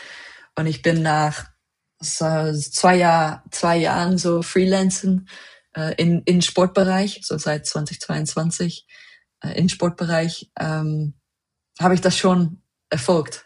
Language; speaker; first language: German; non-native, fluent; Dutch